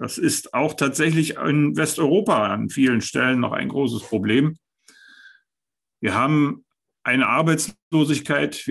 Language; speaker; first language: German; native; German